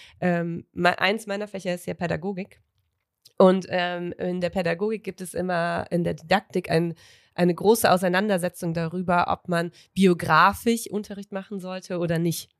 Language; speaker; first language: German; native; German